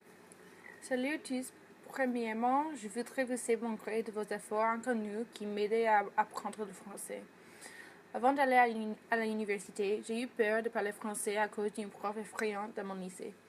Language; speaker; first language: French; non-native, fluent; English